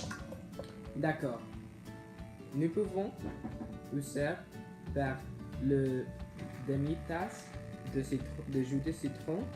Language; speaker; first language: French; non-native, learner; English